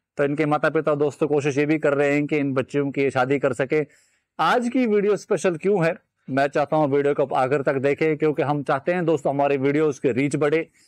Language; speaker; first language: Hindi; native; Hindi